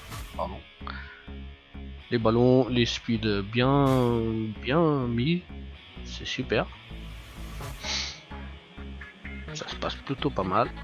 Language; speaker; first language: French; native; French